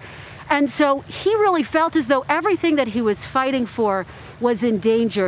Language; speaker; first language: English; native; English